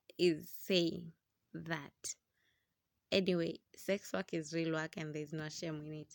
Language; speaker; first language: English; non-native, local second language; Swahili